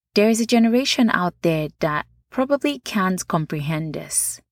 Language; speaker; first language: English; non-native, local second language; Yoruba